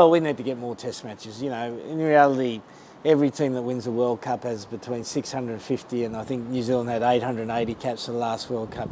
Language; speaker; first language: English; native; English